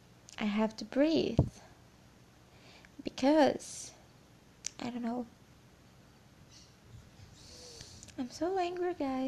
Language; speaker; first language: English; non-native, learner; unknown